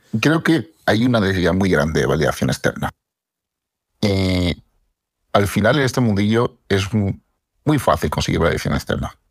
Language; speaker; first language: Spanish; native; Spanish